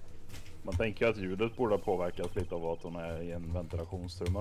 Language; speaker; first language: Swedish; native; Swedish